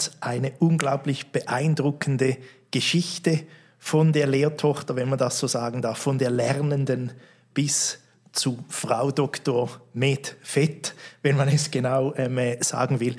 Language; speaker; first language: German; native; German